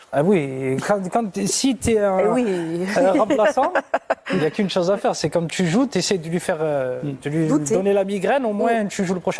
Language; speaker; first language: French; native; French